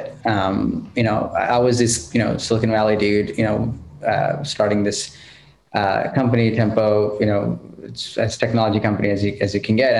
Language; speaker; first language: English; non-native, local second language; Telugu